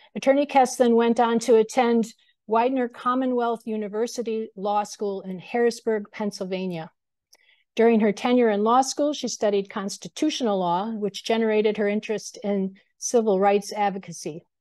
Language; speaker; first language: English; native; English